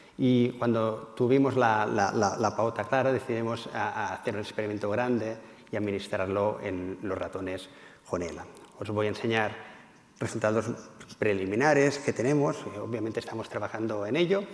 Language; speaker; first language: Spanish; native; Spanish